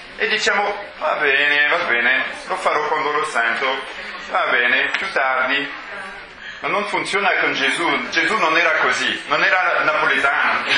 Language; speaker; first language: Italian; non-native, fluent; French